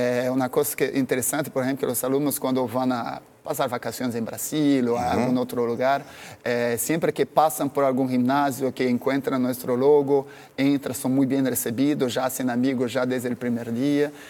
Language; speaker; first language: Spanish; non-native, fluent; Portuguese